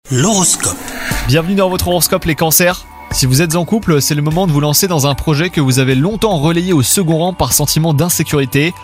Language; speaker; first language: French; native; French